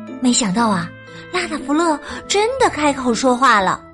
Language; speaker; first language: Chinese; native; Chinese